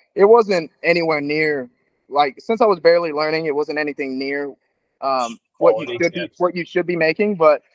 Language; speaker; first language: English; native; English